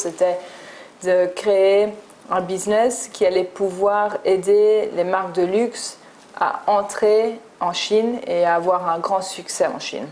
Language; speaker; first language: French; early bilingual, other home language; English